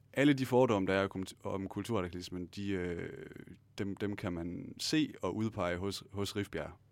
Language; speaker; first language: Danish; native; Danish